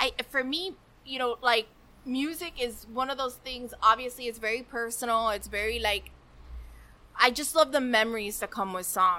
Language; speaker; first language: English; early bilingual, other home language; Spanish